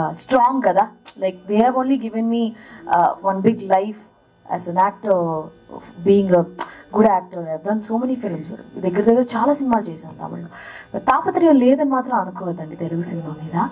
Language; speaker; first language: Telugu; early bilingual, heritage; Telugu